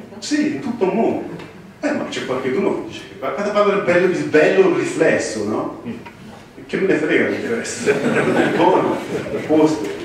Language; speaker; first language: Italian; early bilingual, heritage; English